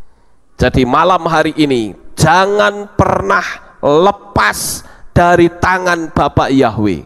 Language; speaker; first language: Indonesian; native; Indonesian